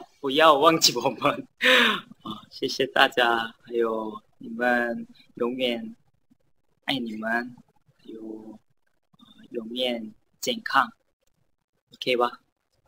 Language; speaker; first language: Chinese; non-native, learner; Korean